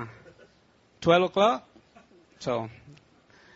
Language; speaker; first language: English; non-native, learner; Spanish